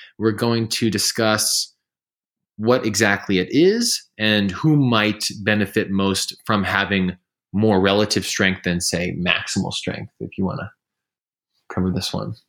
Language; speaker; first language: English; native; English